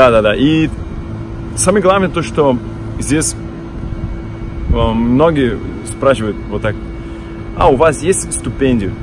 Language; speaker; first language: Russian; non-native, fluent; Portuguese